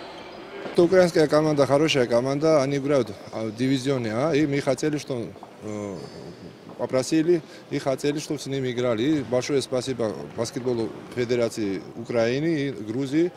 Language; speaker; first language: Russian; non-native, fluent; Georgian